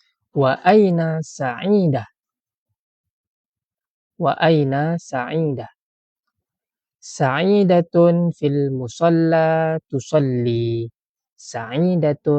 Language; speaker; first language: Arabic; non-native, fluent; Malay